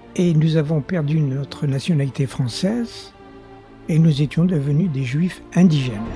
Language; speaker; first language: French; native; French